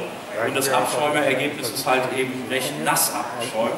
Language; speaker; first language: German; native; German